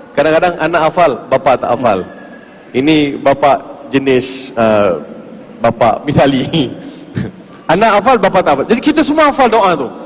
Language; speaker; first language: Malay; non-native, local second language; Tamil